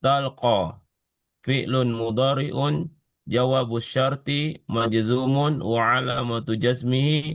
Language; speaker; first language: Arabic; non-native, learner; Indonesian